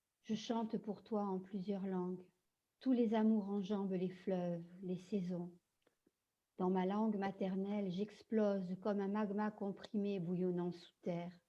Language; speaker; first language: French; native; French